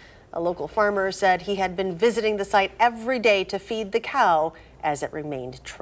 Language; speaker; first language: English; native; English